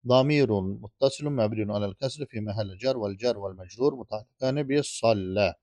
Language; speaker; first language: Arabic; non-native, fluent; Azerbaijani